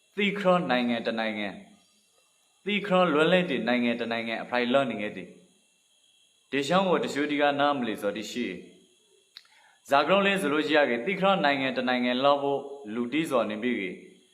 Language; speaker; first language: Burmese; native; Burmese